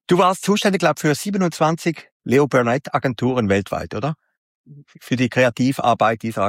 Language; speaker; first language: German; native; German